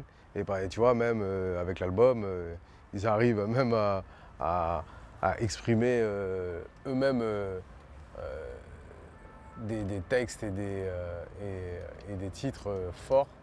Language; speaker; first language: French; native; French